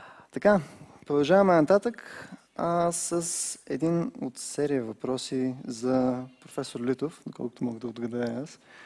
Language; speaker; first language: Bulgarian; native; Bulgarian